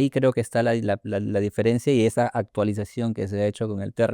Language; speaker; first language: Spanish; native; Spanish